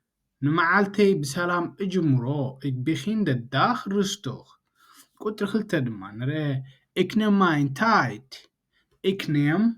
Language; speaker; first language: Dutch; non-native, learner; Tigrinya